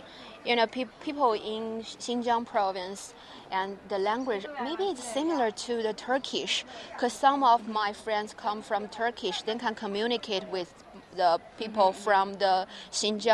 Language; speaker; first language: English; non-native, learner; Chinese